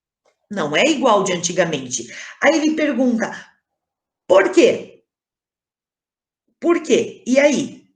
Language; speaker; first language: Portuguese; native; Portuguese